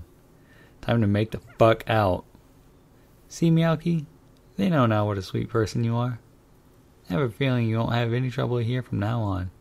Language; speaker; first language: English; native; English